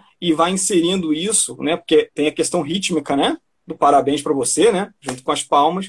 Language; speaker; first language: Portuguese; native; Portuguese